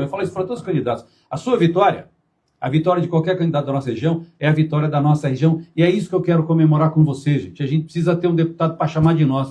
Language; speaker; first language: Portuguese; native; Portuguese